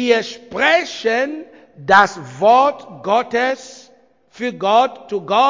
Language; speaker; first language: German; non-native, learner; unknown